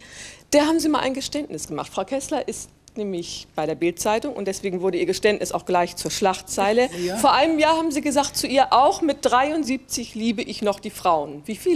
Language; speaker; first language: German; native; German